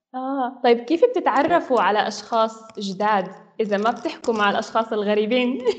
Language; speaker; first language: Arabic; native; Arabic